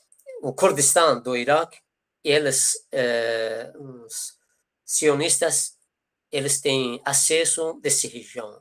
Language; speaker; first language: Portuguese; non-native, fluent; Persian